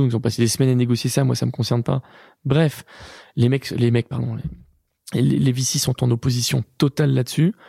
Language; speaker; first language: French; native; French